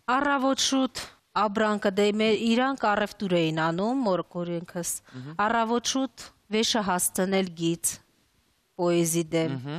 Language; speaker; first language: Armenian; early bilingual, other home language; Russian